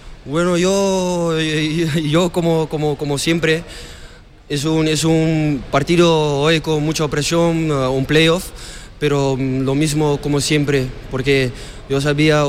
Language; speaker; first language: Spanish; non-native, fluent; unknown